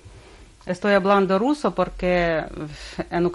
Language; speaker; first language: Spanish; non-native, learner; Russian